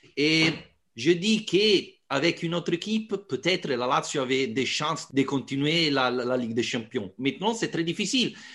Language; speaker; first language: French; non-native, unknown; Italian